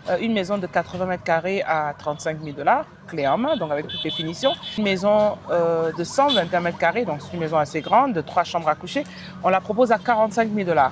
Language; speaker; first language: French; early bilingual, heritage; French